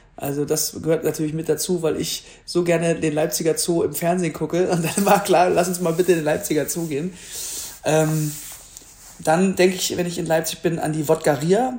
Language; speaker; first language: German; native; German